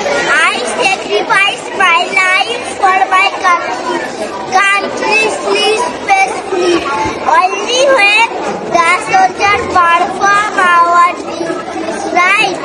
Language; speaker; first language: English; non-native, learner; Bangla